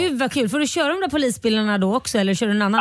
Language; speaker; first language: Swedish; native; Swedish